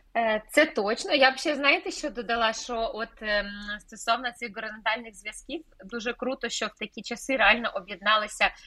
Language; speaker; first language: Ukrainian; native; Ukrainian